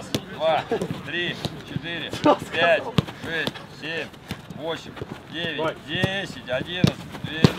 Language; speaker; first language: Russian; native; Russian